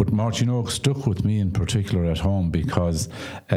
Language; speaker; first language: English; non-native, local second language; Irish